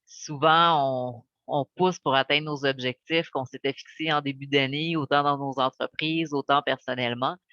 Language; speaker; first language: French; native; French